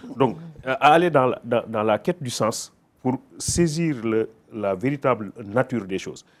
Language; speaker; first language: French; non-native, local second language; Wolof